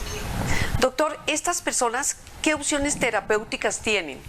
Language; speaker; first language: Spanish; native; Spanish